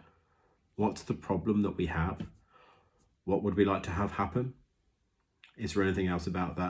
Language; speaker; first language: English; native; English